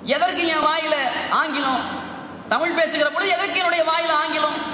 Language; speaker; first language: Tamil; early bilingual, heritage; Tamil